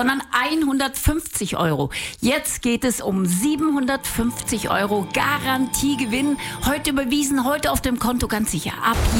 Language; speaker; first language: German; native; German